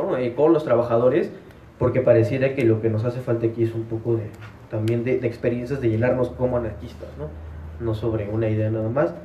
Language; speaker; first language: Spanish; native; Spanish